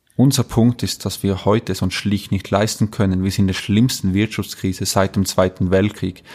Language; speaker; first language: German; native; German